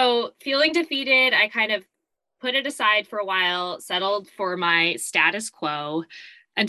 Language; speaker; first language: English; native; English